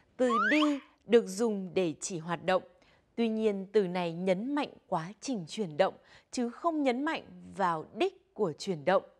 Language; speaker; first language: Vietnamese; native; Vietnamese